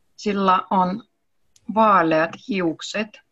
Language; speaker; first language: Finnish; non-native, learner; Russian